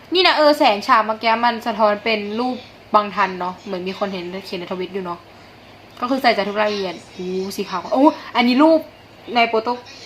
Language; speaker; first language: Thai; native; Thai